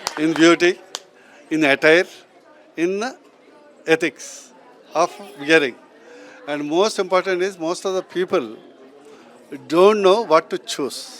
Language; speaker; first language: English; non-native, local second language; Telugu